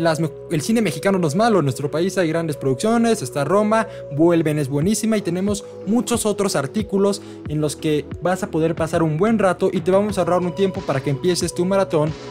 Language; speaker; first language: Spanish; native; Spanish